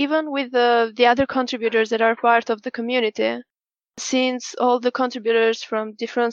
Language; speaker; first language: English; non-native, fluent; Albanian